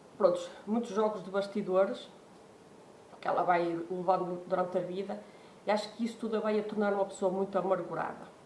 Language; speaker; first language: Portuguese; native; Portuguese